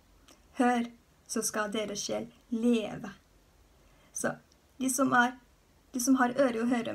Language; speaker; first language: Norwegian; non-native, fluent; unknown